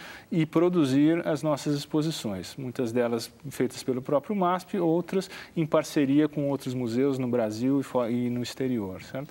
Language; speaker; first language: Portuguese; native; Portuguese